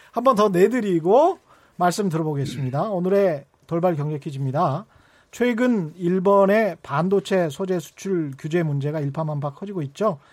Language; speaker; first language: Korean; native; Korean